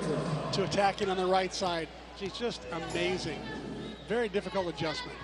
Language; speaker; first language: English; native; English